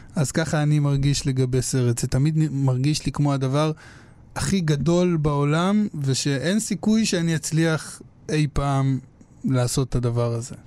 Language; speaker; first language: Hebrew; native; Hebrew